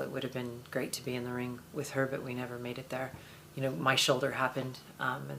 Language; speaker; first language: English; native; English